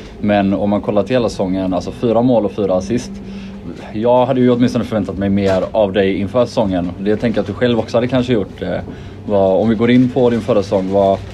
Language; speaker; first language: Swedish; native; Swedish